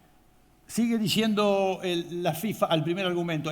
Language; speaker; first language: Spanish; native; Spanish